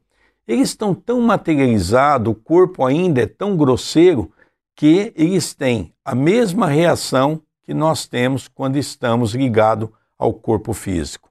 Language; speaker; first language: Portuguese; native; Portuguese